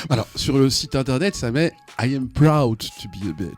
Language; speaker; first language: French; native; French